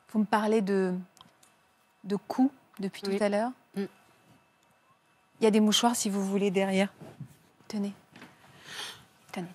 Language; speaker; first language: French; native; French